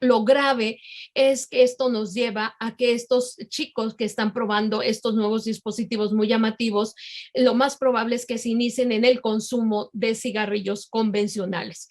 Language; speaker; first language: Spanish; native; Spanish